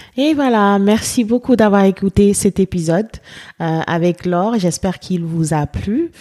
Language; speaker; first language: French; non-native, local second language; Wolof